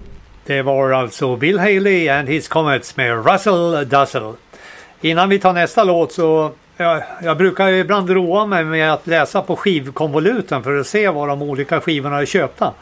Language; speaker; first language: Swedish; native; Swedish